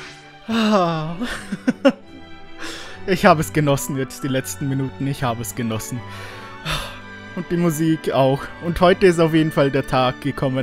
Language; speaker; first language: German; native; German